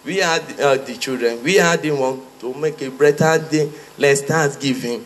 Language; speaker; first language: English; non-native, local second language; Yoruba